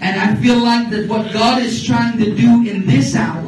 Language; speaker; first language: English; native; English